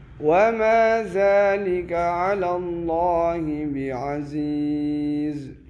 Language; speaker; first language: Arabic; non-native, learner; Indonesian